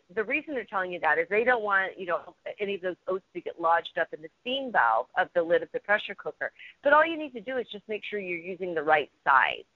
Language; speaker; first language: English; native; English